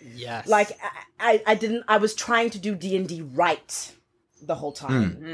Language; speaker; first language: English; non-native, local second language; Xhosa